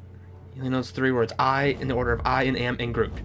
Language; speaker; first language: English; native; English